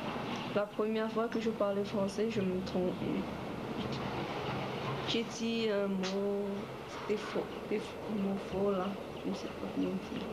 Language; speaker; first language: French; early bilingual, other home language; Chinese